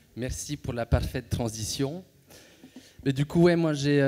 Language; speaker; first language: French; native; French